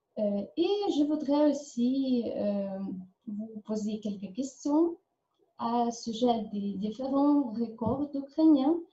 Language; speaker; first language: French; non-native, learner; Ukrainian